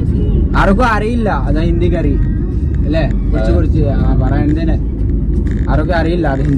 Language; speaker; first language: Malayalam; non-native, learner; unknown